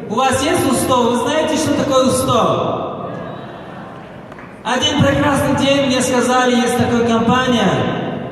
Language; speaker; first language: Russian; non-native, local second language; Tajik